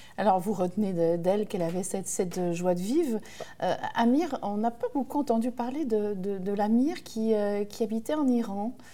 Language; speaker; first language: French; native; French